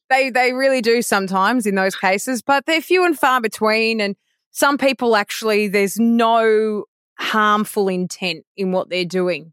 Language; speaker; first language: English; native; English